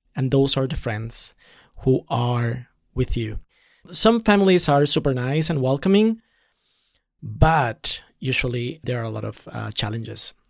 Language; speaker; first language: English; non-native, fluent; Spanish